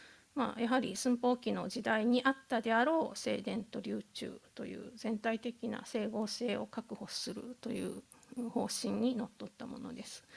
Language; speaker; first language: Japanese; native; Japanese